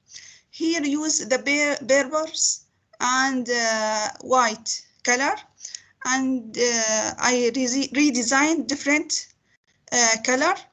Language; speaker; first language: English; non-native, learner; Arabic